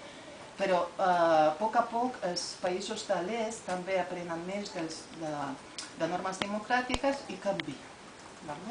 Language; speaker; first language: Catalan; non-native, fluent; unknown